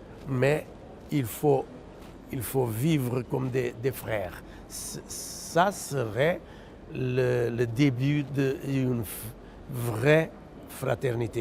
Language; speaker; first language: French; non-native, fluent; Portuguese